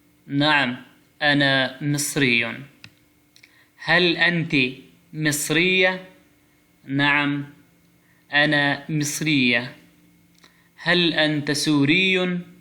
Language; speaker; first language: Arabic; non-native, fluent; Pashto